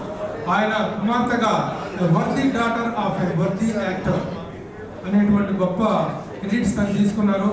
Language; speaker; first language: Telugu; native; Telugu